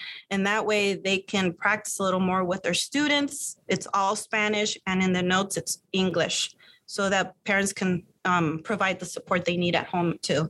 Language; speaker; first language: English; early bilingual, other home language; Spanish